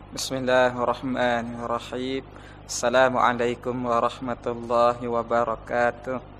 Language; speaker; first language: Malay; native; Malay